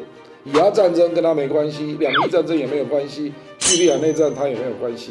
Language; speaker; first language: Chinese; native; Chinese